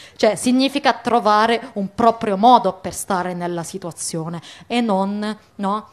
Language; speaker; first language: Italian; early bilingual, other home language; Arabic